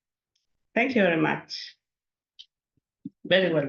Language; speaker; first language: English; non-native, fluent; Spanish